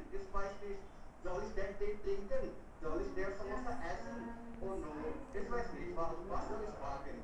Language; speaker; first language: German; non-native, learner; Hindi